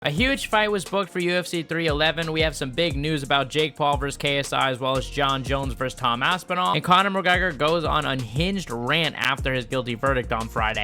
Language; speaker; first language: English; native; English